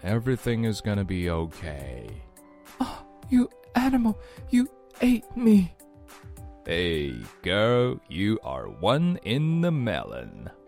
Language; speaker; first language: English; non-native, fluent; Chinese